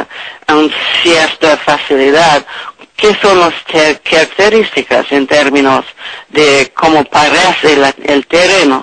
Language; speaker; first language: Spanish; non-native, learner; English